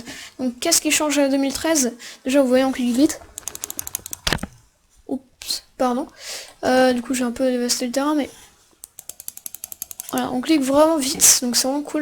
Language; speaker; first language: French; native; French